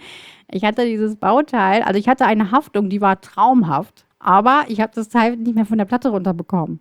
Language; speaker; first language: German; native; German